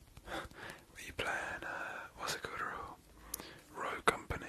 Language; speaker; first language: English; native; English